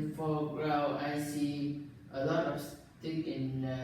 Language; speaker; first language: English; non-native, learner; Vietnamese